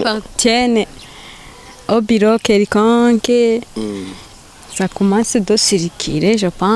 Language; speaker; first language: French; non-native, learner; Rundi